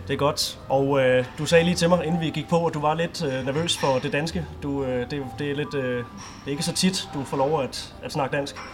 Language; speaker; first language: Danish; native; Danish